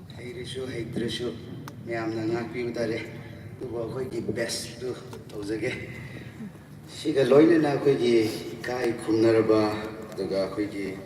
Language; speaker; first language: Manipuri; non-native, local second language; Rongmei Naga